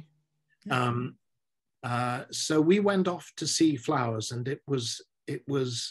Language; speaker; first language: English; native; English